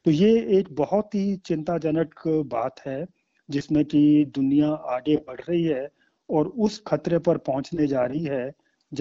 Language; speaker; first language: Hindi; native; Hindi